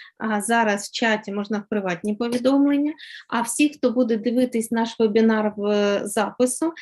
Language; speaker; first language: Ukrainian; native; Ukrainian